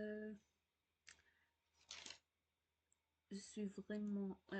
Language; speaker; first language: French; non-native, learner; Arabic